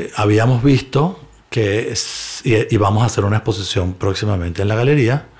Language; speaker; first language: Spanish; native; Spanish